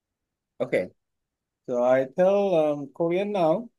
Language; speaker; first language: English; non-native, learner; Korean